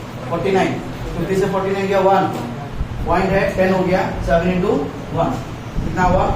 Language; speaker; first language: Hindi; native; Hindi